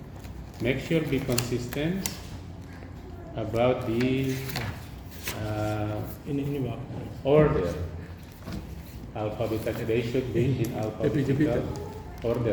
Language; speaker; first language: English; non-native, fluent; Indonesian